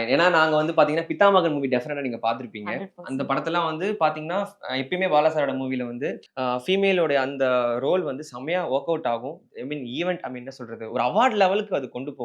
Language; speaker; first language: Tamil; native; Tamil